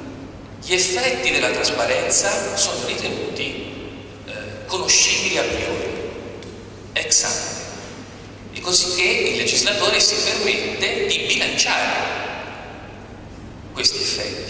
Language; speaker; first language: Italian; native; Italian